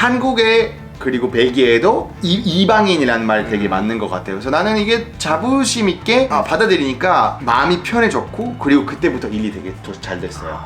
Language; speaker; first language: Korean; non-native, fluent; French